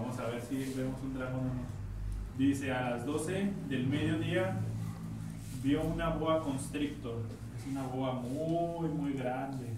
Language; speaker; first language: Spanish; native; Spanish